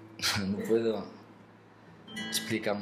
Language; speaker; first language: Spanish; non-native, learner; Arabic